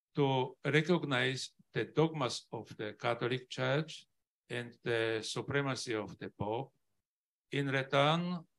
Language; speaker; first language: English; non-native, learner; Polish